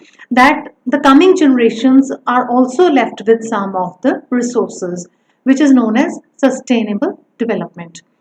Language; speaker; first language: English; non-native, local second language; Punjabi